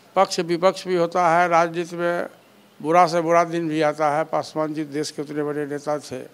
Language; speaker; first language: Hindi; native; Hindi